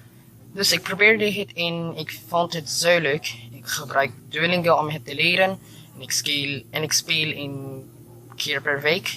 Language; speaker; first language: Dutch; non-native, learner; Filipino